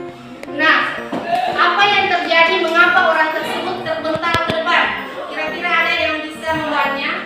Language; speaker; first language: Indonesian; native; Indonesian